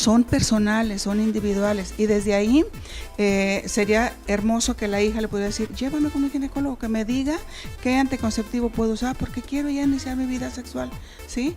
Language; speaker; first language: Spanish; native; Spanish